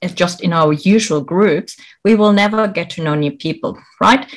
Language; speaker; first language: English; non-native, fluent; German